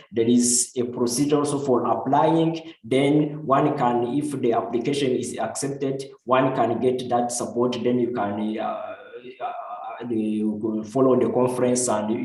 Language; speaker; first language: English; non-native, local second language; Kinyarwanda